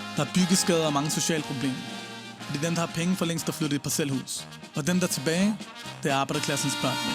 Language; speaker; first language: Danish; early bilingual, other home language; Persian